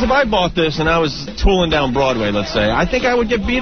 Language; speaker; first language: English; native; English